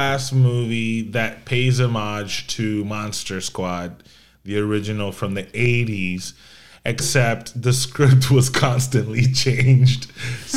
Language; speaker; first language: English; non-native, fluent; Spanish